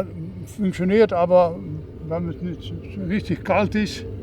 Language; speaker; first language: German; non-native, learner; Dutch